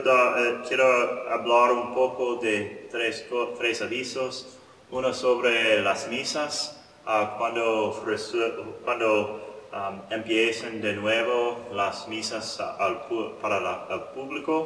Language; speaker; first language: Spanish; non-native, learner; English